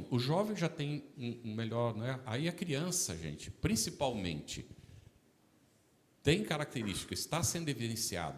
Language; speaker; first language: Portuguese; native; Portuguese